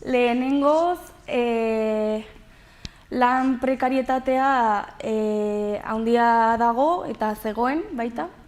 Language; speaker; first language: Basque; non-native, local second language; Spanish